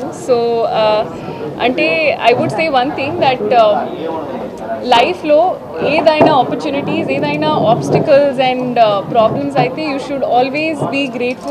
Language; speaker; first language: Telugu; non-native, local second language; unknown